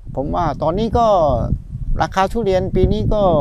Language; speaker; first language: Thai; non-native, fluent; Malay